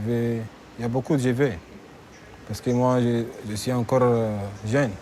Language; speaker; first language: French; non-native, learner; Arabic